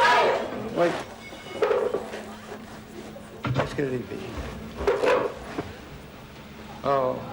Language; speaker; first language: French; non-native, fluent; English